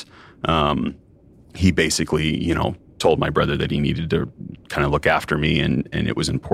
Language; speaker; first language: English; native; English